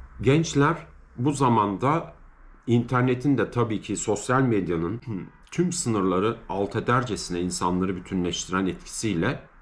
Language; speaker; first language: Turkish; native; Turkish